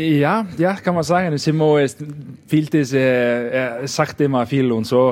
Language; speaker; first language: German; non-native, learner; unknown